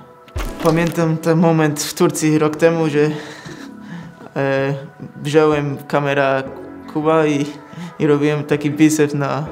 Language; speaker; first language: Polish; non-native, learner; English